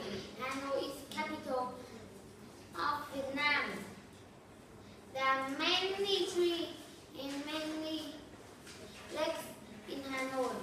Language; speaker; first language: English; non-native, learner; Vietnamese